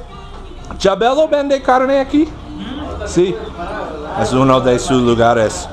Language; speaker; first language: Spanish; non-native, learner; English